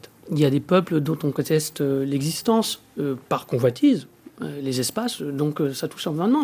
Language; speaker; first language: French; native; French